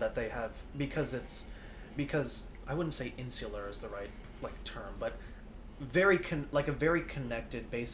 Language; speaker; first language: English; early bilingual, other home language; Spanish